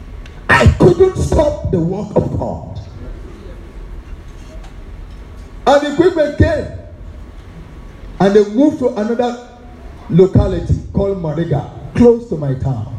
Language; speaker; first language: English; non-native, local second language; Hausa